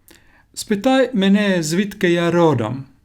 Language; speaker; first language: Ukrainian; non-native, learner; Finnish